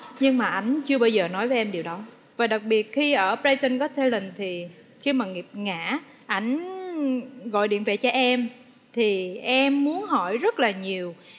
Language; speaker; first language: Vietnamese; native; Vietnamese